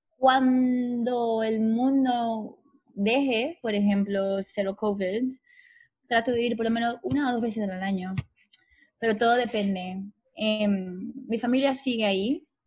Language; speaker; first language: Spanish; native; Spanish